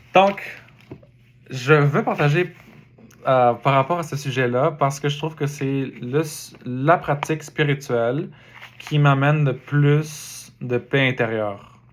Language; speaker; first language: French; native; French